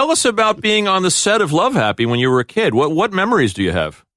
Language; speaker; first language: English; native; English